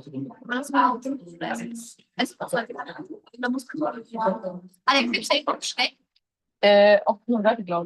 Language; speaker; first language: German; non-native, fluent; Japanese